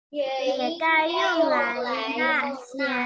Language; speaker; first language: Chinese; early bilingual, heritage; Chinese